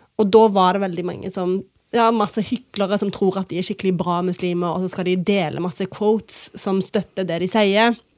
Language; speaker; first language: Norwegian; early bilingual, other home language; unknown